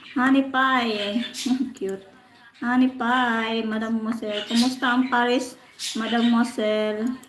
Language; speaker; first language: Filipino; non-native, local second language; Cebuano